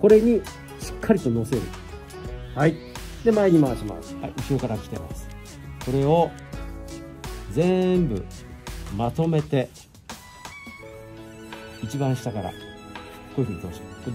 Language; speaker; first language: Japanese; native; Japanese